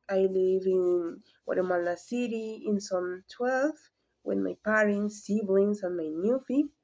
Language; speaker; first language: English; non-native, learner; Spanish